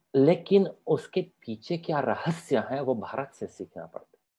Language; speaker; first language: Hindi; non-native, fluent; Polish